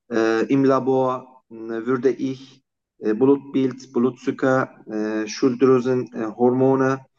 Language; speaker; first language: German; non-native, fluent; Turkish